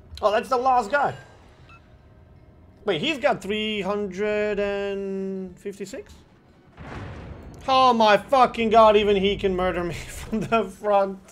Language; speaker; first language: English; non-native, fluent; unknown